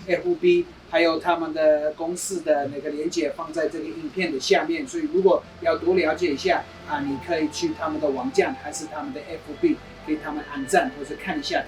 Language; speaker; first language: Chinese; non-native, fluent; English